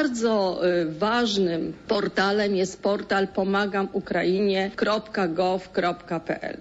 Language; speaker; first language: Polish; native; Polish